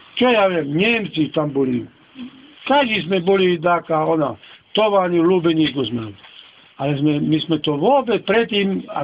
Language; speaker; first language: Slovak; non-native, local second language; Hungarian